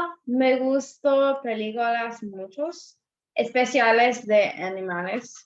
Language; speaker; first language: Spanish; non-native, learner; English